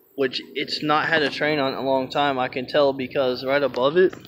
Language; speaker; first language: English; native; English